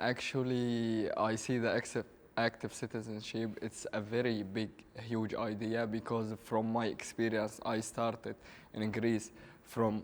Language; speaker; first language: English; non-native, learner; Arabic